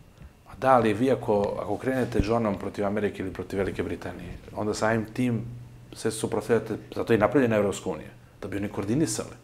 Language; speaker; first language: Serbian; native; Serbian